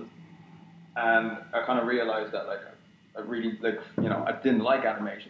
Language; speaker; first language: English; native; English